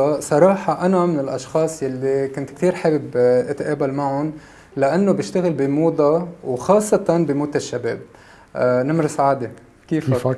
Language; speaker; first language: Arabic; native; Arabic